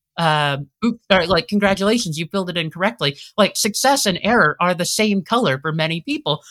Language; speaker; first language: English; native; English